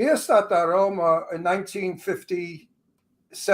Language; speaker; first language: Italian; early bilingual, heritage; English